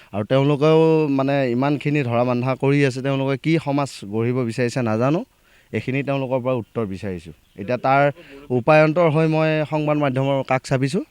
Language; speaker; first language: Assamese; native; Assamese